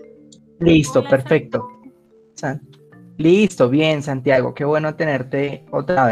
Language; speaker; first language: Spanish; native; Spanish